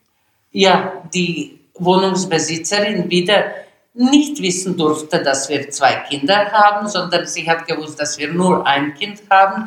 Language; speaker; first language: German; non-native, learner; Bosnian